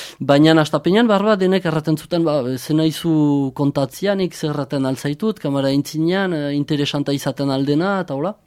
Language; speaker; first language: Basque; native; Basque